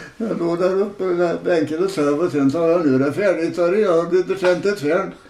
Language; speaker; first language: Swedish; native; Swedish